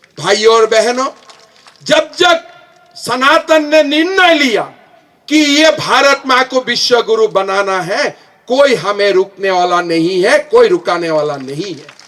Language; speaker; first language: Hindi; non-native, local second language; Assamese